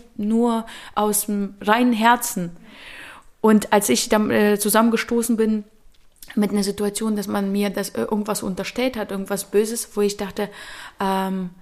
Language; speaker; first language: German; early bilingual, other home language; Ukrainian